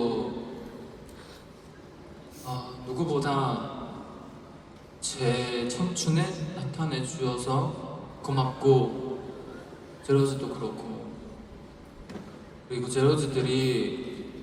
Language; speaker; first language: Korean; non-native, fluent; Chinese